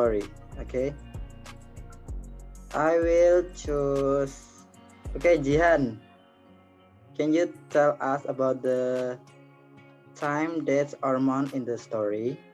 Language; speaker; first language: English; non-native, learner; Indonesian